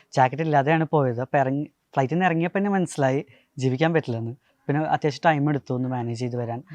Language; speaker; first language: Malayalam; non-native, local second language; Tamil